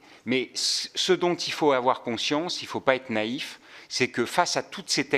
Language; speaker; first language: French; native; French